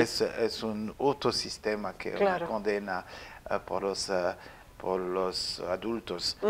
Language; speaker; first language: Spanish; non-native, learner; French